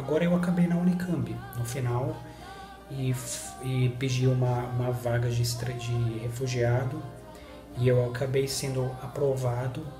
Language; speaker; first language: Portuguese; non-native, learner; Spanish